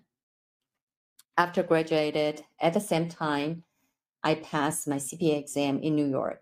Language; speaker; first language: English; non-native, fluent; Chinese